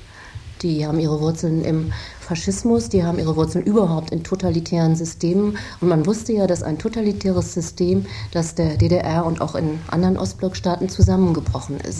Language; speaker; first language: German; native; German